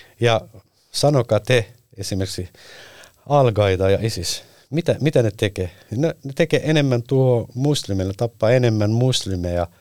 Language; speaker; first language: Finnish; non-native, fluent; Turkish